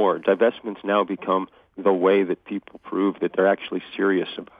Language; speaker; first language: English; native; English